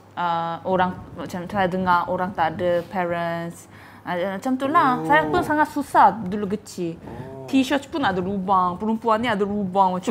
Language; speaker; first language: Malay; non-native, fluent; Korean